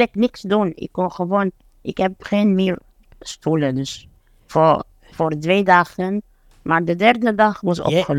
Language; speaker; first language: Dutch; non-native, fluent; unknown